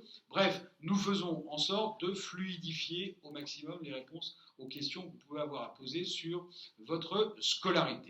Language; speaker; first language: French; native; French